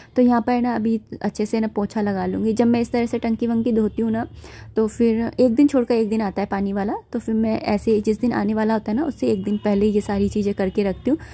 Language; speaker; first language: Hindi; native; Hindi